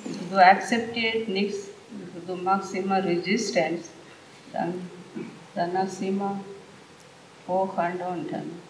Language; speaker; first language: German; non-native, learner; Telugu